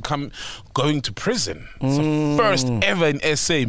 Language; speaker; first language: English; non-native, local second language; Zulu